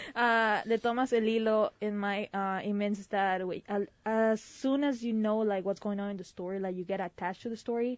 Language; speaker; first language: English; early bilingual, other home language; Spanish